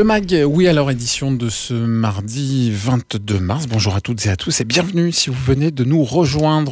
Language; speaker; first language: French; native; French